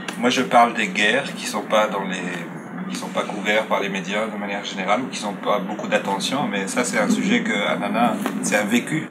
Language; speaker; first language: French; non-native, local second language; Arabic